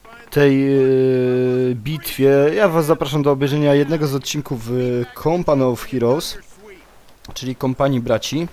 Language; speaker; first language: Polish; native; Polish